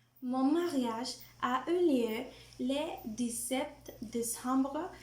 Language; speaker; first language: French; non-native, learner; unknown